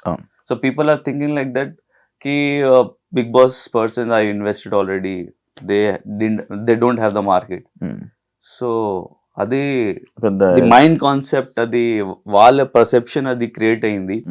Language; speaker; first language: Telugu; non-native, learner; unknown